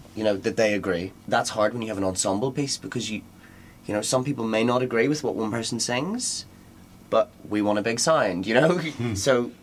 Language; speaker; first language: English; native; English